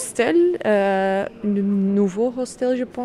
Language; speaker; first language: French; non-native, learner; Italian